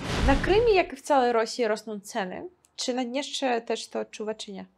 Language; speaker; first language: Polish; non-native, fluent; Russian